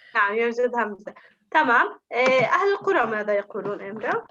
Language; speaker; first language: Turkish; non-native, learner; Arabic